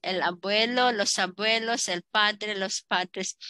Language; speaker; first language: Spanish; non-native, fluent; Filipino